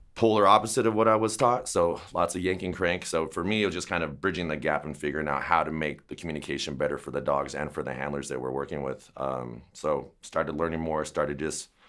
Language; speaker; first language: English; native; English